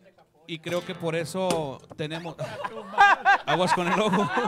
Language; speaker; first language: Spanish; native; Spanish